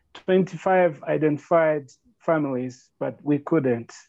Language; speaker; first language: English; non-native, local second language; Kinyarwanda